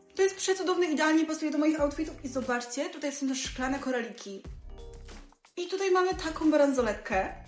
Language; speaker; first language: Polish; native; Polish